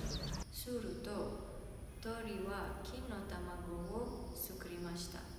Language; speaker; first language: Japanese; non-native, learner; Indonesian